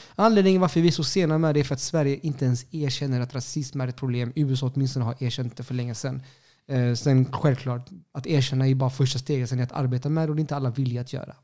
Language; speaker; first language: Swedish; early bilingual, other home language; Spanish